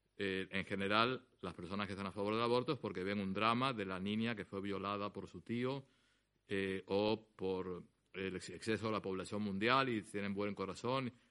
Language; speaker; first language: Spanish; native; Spanish